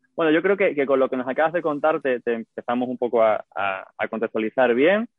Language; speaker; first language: Spanish; native; Spanish